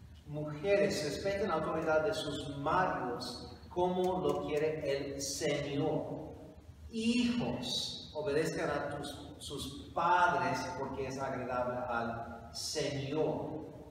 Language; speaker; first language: Spanish; non-native, fluent; English